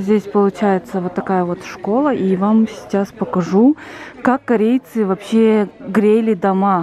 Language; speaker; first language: Russian; non-native, local second language; Kazakh